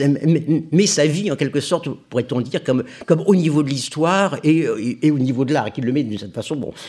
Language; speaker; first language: French; native; French